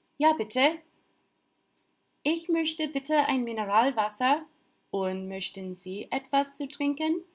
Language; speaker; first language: German; non-native, learner; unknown